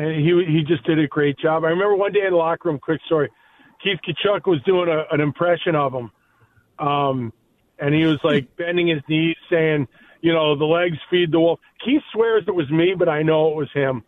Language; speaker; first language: English; native; English